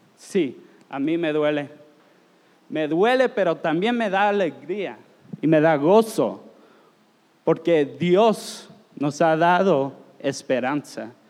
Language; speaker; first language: Spanish; non-native, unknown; English